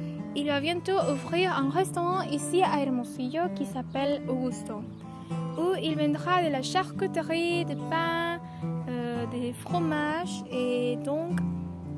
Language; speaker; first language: French; non-native, fluent; Spanish